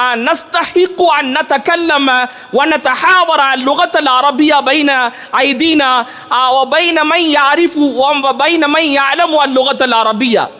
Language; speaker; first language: Arabic; non-native, fluent; Tamil